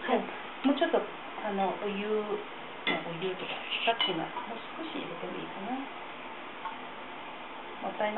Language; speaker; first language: Japanese; non-native, fluent; Chinese